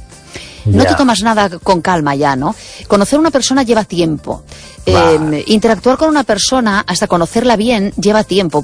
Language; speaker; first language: Spanish; native; Spanish